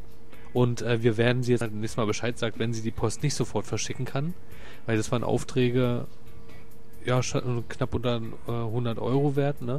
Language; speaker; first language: German; native; German